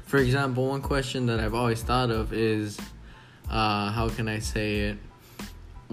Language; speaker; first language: English; native; English